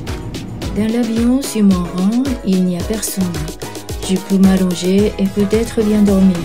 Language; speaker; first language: French; non-native, fluent; Japanese